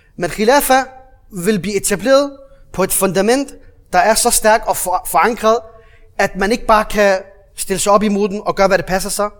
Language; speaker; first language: Danish; early bilingual, other home language; Arabic